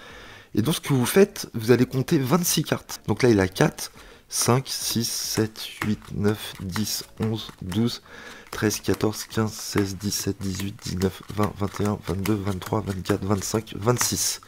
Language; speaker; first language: French; native; French